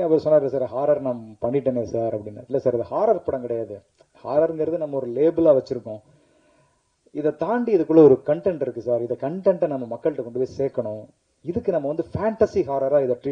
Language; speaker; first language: Tamil; native; Tamil